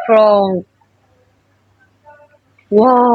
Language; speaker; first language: English; non-native, learner; Korean